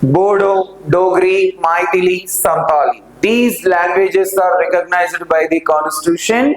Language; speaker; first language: English; non-native, local second language; Telugu